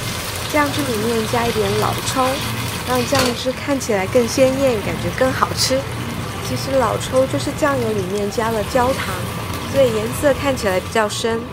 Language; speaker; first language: Chinese; non-native, fluent; Japanese